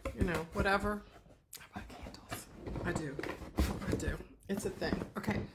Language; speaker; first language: English; native; English